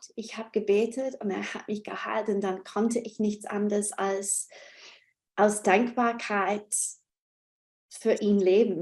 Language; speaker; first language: German; non-native, fluent; English